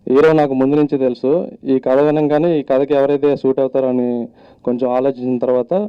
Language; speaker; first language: Telugu; native; Telugu